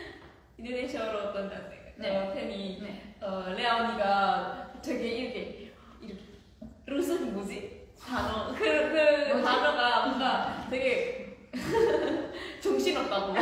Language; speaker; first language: Korean; non-native, fluent; Indonesian